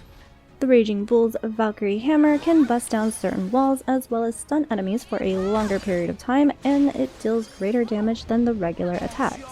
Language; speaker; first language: English; native; English